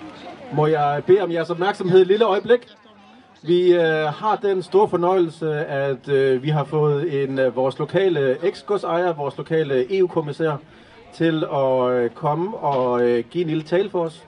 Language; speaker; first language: Danish; native; Danish